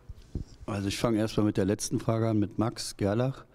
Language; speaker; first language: German; native; German